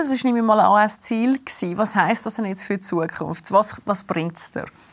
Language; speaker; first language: German; native; German